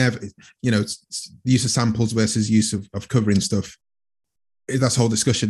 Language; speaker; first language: English; native; English